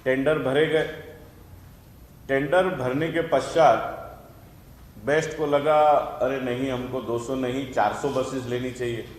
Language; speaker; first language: Hindi; non-native, local second language; Marathi